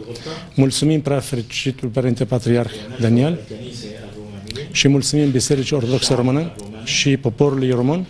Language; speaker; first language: Romanian; non-native, fluent; Arabic